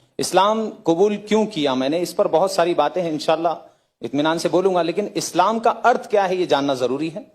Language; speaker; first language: Hindi; native; Hindi